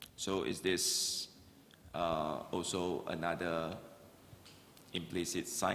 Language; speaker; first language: English; non-native, local second language; Malay